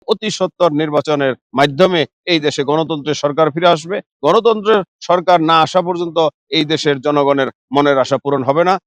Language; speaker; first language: Bangla; native; Bangla